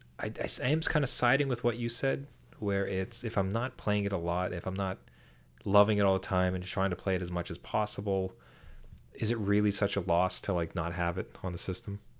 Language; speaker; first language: English; native; English